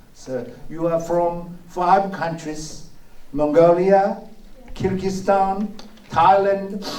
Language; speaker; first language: English; non-native, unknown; Korean